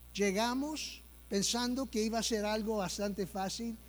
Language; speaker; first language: Spanish; early bilingual, heritage; Spanish